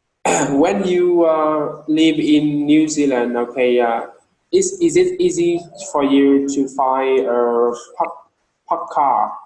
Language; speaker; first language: English; non-native, learner; Vietnamese